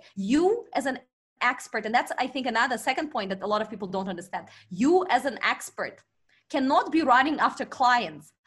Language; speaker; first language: English; non-native, fluent; Russian